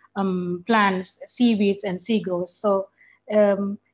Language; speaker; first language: English; non-native, fluent; Indonesian